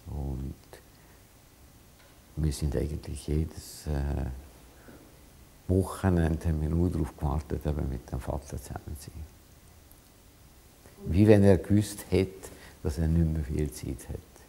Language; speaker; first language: German; non-native, fluent; Hungarian